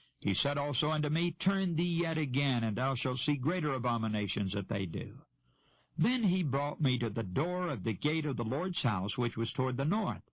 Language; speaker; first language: English; native; English